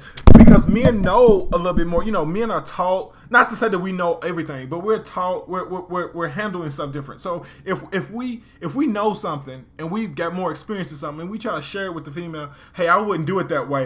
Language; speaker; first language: English; native; English